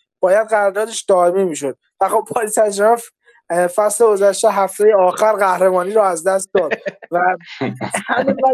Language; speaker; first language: Persian; native; Persian